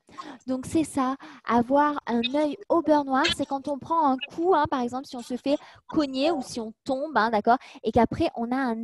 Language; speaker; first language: French; native; French